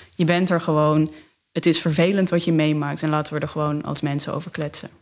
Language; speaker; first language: Dutch; native; Dutch